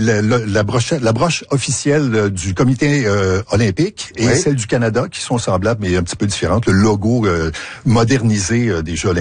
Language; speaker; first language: French; native; French